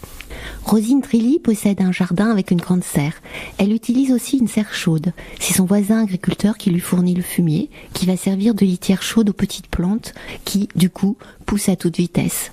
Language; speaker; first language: French; native; French